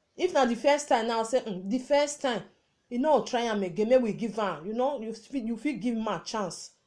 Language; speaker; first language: Nigerian Pidgin; non-native, local second language; Bini